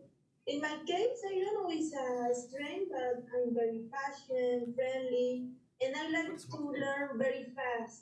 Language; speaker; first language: English; non-native, learner; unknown